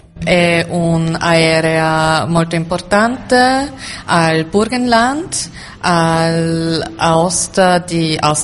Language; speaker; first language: Italian; non-native, learner; German